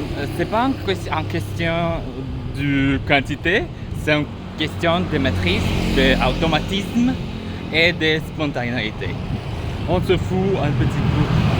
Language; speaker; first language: French; non-native, learner; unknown